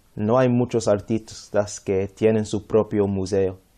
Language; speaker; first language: Spanish; non-native, fluent; English